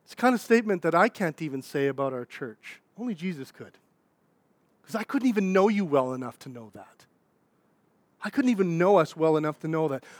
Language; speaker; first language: English; native; English